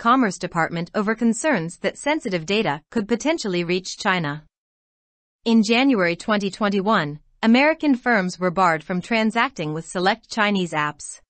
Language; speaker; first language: English; non-native, local second language; Urdu